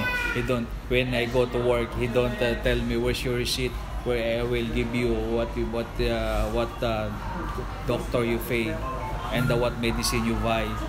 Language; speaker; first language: English; non-native, local second language; Filipino